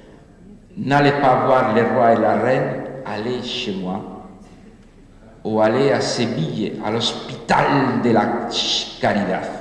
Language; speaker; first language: French; non-native, fluent; Spanish